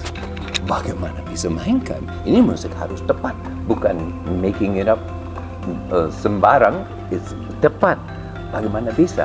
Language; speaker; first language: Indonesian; non-native, fluent; English